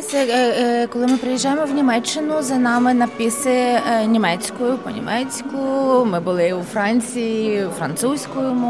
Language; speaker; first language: Polish; non-native, learner; Ukrainian